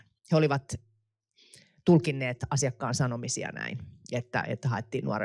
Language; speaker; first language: Finnish; native; Finnish